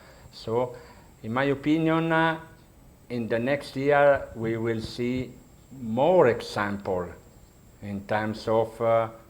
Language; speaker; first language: English; non-native, learner; Italian